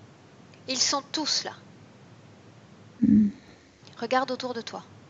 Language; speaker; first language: French; native; French